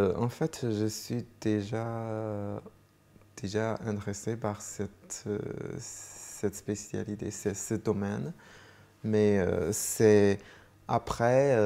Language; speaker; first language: French; non-native, fluent; Chinese